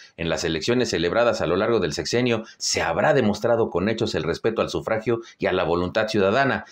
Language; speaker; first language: Spanish; native; Spanish